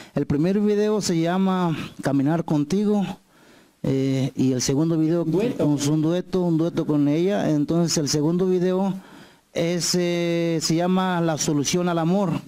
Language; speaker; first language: Spanish; native; Spanish